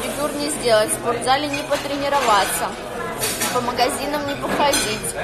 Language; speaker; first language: Russian; native; Russian